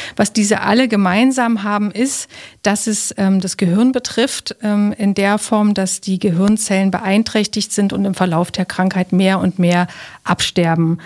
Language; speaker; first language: German; native; German